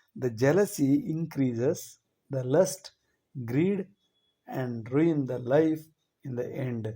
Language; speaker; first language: English; non-native, local second language; Kannada